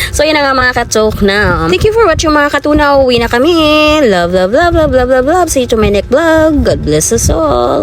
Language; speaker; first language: Filipino; non-native, local second language; Cebuano